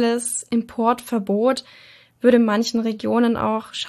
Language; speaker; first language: German; native; German